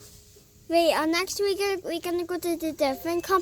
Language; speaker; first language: English; early bilingual, other home language; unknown